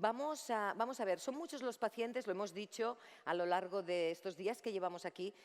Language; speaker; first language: Spanish; native; Spanish